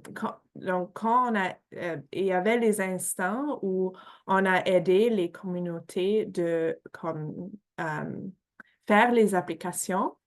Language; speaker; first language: French; non-native, fluent; English